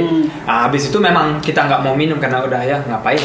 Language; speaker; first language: Indonesian; early bilingual, heritage; German